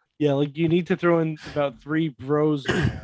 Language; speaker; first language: English; native; English